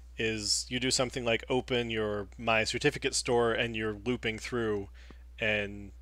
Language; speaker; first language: English; native; English